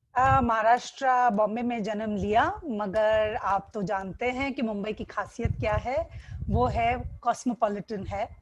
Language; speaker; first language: Hindi; non-native, local second language; Gujarati